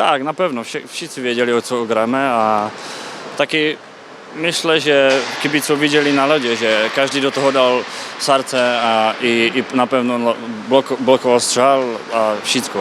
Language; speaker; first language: Polish; non-native, learner; Czech